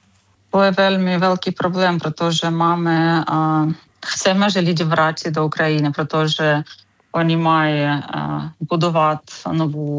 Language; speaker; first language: Czech; non-native, fluent; Ukrainian